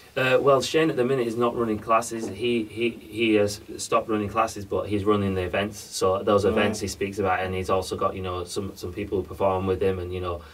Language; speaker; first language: English; native; English